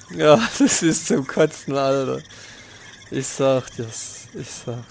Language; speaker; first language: German; native; German